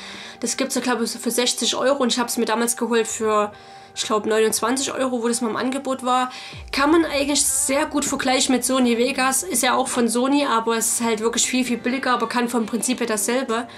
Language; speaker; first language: German; native; German